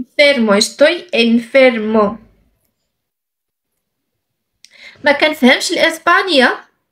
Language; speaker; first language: Spanish; non-native, fluent; Arabic